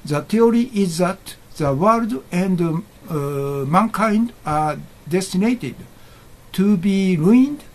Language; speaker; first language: English; non-native, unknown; Japanese